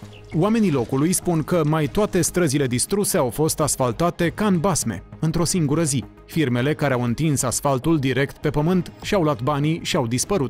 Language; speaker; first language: Romanian; native; Romanian